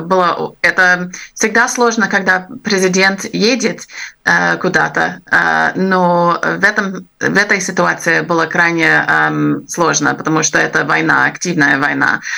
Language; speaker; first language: Russian; non-native, fluent; English